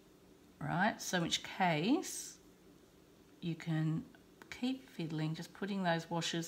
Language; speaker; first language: English; native; English